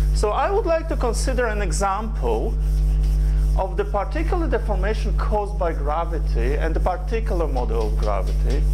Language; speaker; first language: English; non-native, fluent; Polish